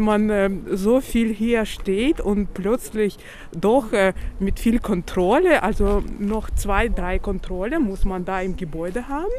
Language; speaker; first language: German; non-native, fluent; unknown